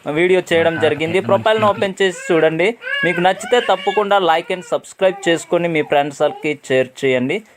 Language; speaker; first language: Telugu; non-native, local second language; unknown